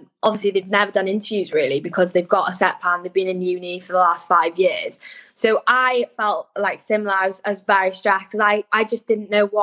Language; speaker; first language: English; native; English